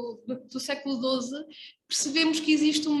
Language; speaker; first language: Portuguese; native; Portuguese